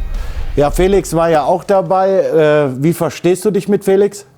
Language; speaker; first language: German; native; German